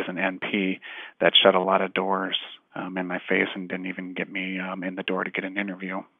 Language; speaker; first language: English; native; English